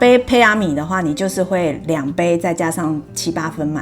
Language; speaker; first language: Chinese; native; Chinese